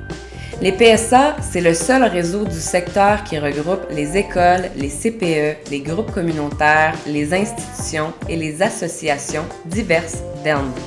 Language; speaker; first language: French; native; French